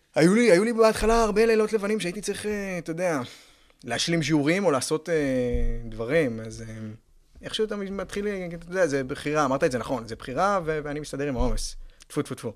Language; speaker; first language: Hebrew; native; Hebrew